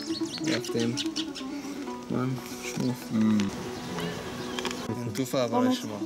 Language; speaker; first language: Persian; non-native, learner; English